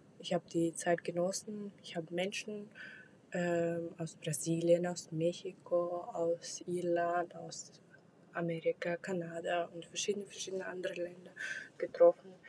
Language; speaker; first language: German; non-native, fluent; Russian